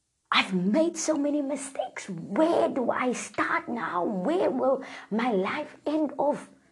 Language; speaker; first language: English; non-native, local second language; Afrikaans